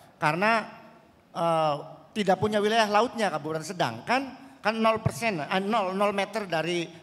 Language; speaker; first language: Indonesian; native; Indonesian